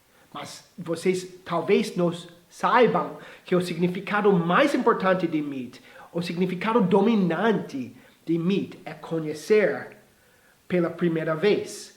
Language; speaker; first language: Portuguese; non-native, fluent; English